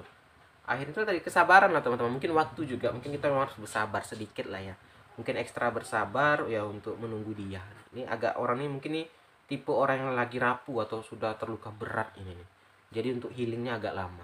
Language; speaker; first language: Indonesian; native; Indonesian